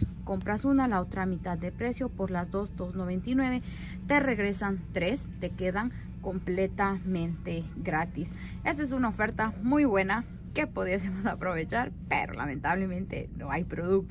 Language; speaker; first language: Spanish; native; Spanish